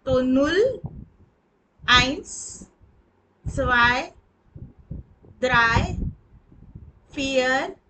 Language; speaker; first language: German; non-native, fluent; Hindi